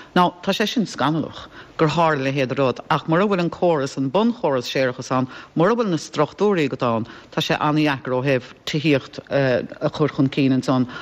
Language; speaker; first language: Irish; native; Irish